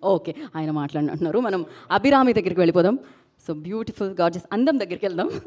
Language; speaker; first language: Telugu; native; Telugu